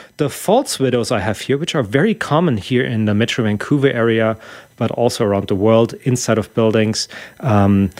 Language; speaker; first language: English; non-native, fluent; German